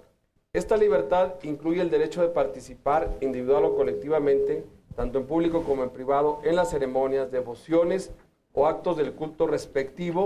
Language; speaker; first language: Spanish; native; Spanish